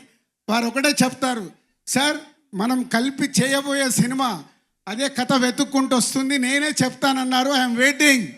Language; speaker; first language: Telugu; native; Telugu